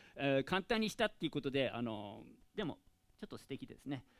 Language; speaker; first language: Japanese; non-native, fluent; English